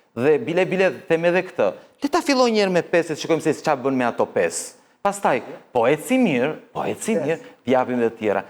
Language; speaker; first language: Albanian; early bilingual, heritage; Albanian